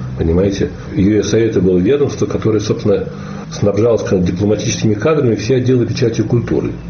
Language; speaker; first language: Russian; native; Russian